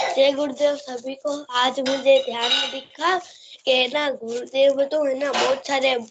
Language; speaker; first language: Hindi; native; Hindi